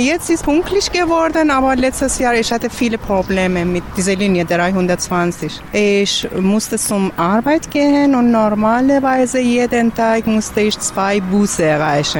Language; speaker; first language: German; non-native, learner; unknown